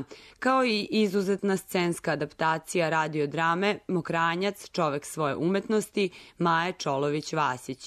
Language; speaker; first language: Serbian; native; Serbian